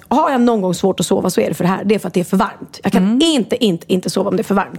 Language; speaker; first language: Swedish; native; Swedish